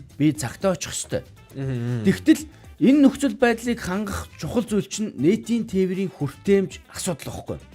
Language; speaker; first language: Mongolian; native; Mongolian